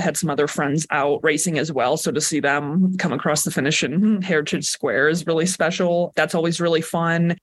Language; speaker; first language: English; native; English